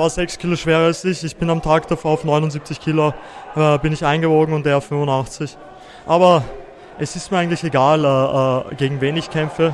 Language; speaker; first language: German; early bilingual, other home language; Serbian